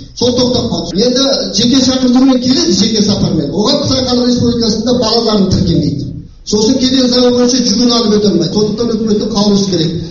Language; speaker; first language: Kazakh; early bilingual, heritage; Kazakh